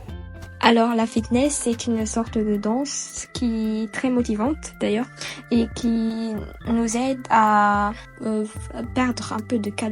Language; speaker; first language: French; non-native, local second language; Malagasy